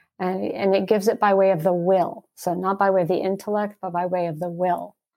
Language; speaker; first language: English; early bilingual, heritage; English